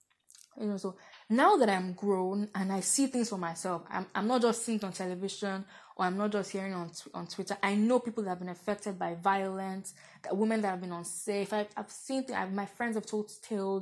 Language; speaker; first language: English; non-native, local second language; Yoruba